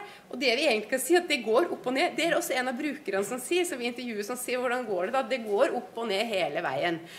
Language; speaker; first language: Norwegian; native; Norwegian